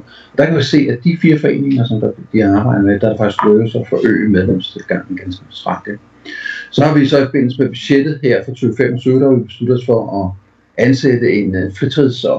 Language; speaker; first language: Danish; native; Danish